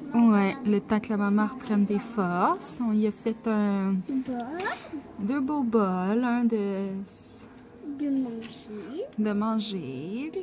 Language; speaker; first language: French; native; French